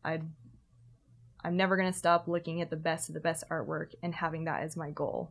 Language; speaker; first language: English; native; English